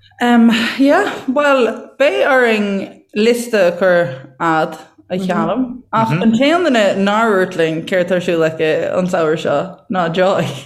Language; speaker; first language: Irish; native; Irish